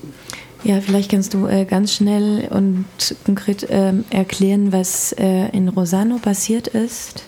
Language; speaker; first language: German; non-native, fluent; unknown